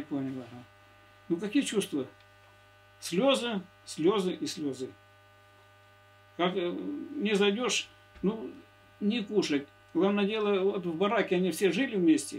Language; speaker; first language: Russian; native; Russian